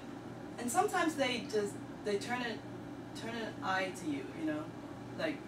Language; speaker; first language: English; non-native, learner; Chinese